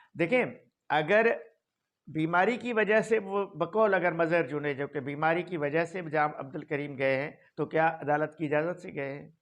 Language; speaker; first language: Urdu; non-native, local second language; Sindhi